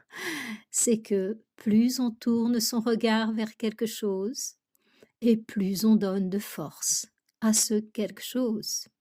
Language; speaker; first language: French; native; French